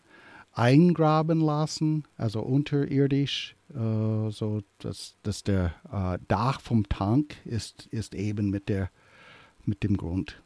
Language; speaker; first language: German; early bilingual, heritage; English